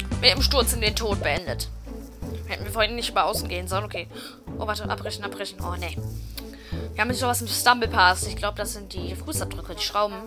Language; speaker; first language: German; native; German